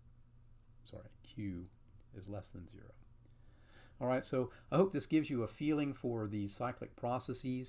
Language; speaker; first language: English; native; English